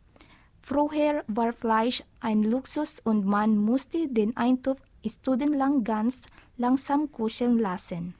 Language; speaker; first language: German; non-native, learner; Filipino